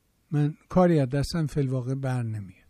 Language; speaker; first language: Persian; native; Persian